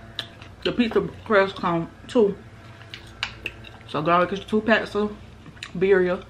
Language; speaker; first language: English; native; English